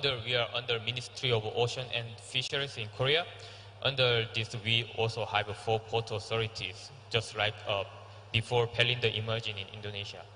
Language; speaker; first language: English; non-native, learner; Korean